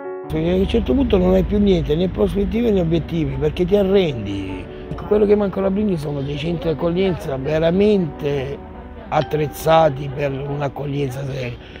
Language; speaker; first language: Italian; native; Italian